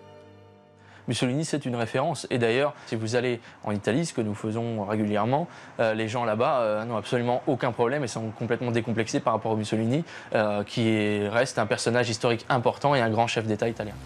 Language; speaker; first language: French; native; French